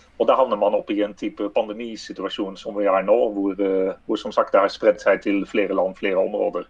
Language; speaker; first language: Norwegian; non-native, fluent; Dutch